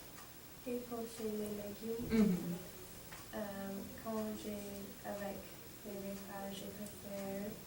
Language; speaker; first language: French; non-native, learner; English